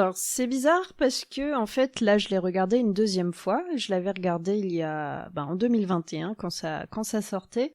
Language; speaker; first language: French; native; French